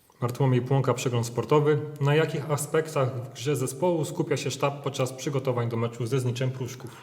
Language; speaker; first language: Polish; native; Polish